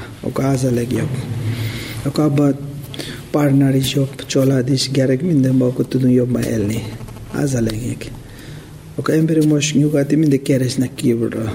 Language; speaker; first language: Hungarian; non-native, learner; Tibetan